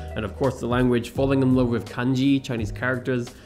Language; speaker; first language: English; native; English